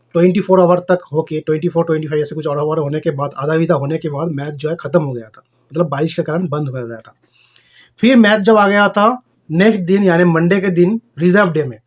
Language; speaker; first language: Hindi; non-native, local second language; Bangla